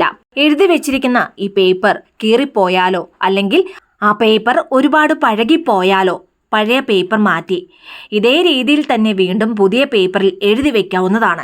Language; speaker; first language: Malayalam; native; Malayalam